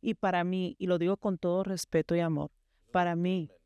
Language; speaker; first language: Spanish; early bilingual, heritage; Spanish